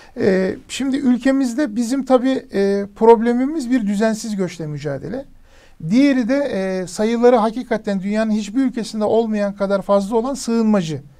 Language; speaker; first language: Turkish; native; Turkish